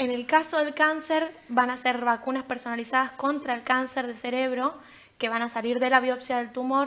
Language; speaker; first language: Spanish; native; Spanish